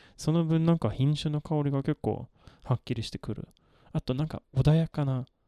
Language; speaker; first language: Japanese; non-native, fluent; Swedish